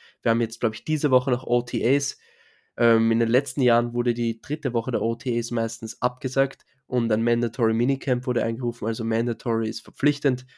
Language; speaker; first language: German; native; German